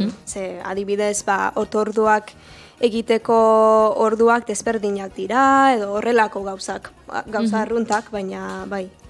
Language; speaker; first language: Basque; non-native, learner; English